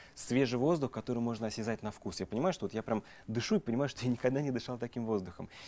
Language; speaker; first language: Russian; native; Russian